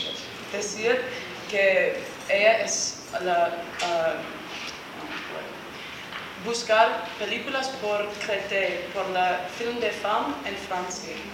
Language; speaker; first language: Spanish; non-native, learner; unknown